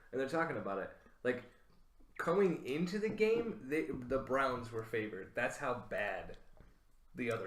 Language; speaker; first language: English; native; English